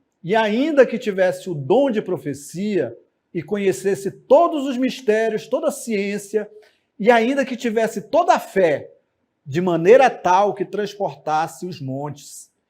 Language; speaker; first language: Portuguese; native; Portuguese